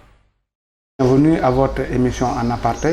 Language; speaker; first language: French; non-native, local second language; Wolof